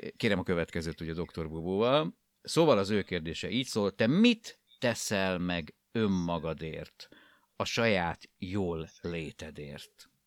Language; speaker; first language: Hungarian; native; Hungarian